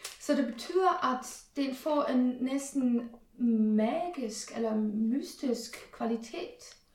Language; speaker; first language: Danish; non-native, fluent; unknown